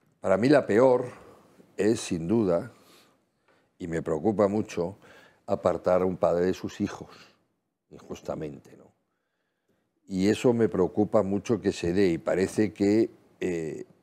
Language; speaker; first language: Spanish; native; Spanish